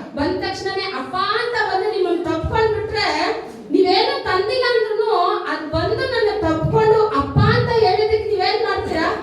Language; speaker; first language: Kannada; non-native, local second language; Tamil